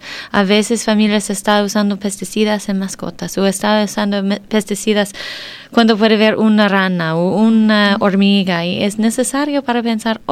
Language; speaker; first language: Spanish; non-native, learner; English